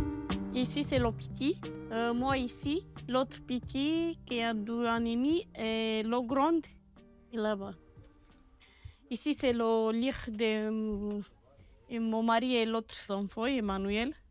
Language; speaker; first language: French; non-native, learner; Romanian